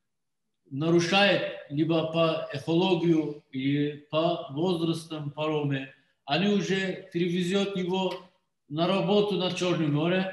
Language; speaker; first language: Russian; non-native, learner; Turkish